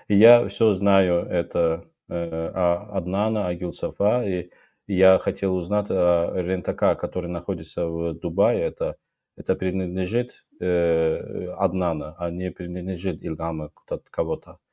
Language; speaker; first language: Russian; non-native, local second language; Azerbaijani